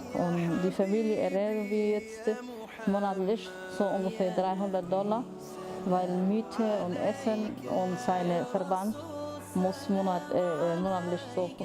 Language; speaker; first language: German; non-native, learner; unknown